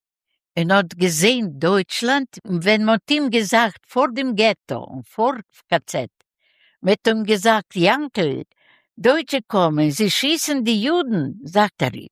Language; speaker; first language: German; non-native, learner; Russian